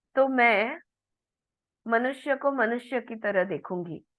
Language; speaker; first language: Hindi; non-native, local second language; Marathi